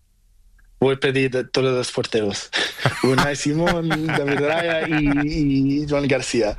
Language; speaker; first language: Spanish; non-native, learner; Portuguese